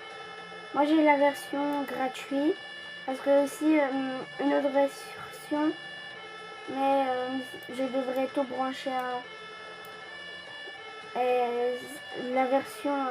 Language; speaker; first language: French; early bilingual, other home language; Polish